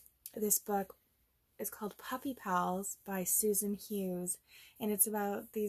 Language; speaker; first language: English; native; English